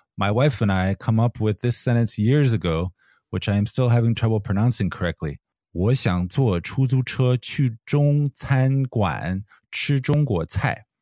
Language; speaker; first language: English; native; English